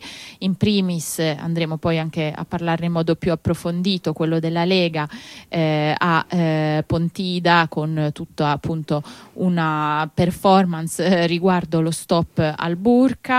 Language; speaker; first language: Italian; native; Italian